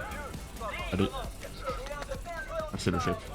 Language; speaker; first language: French; native; French